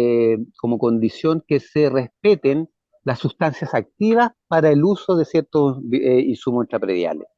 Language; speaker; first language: Spanish; native; Spanish